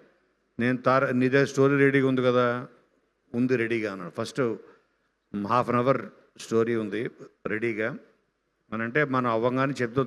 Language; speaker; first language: Telugu; native; Telugu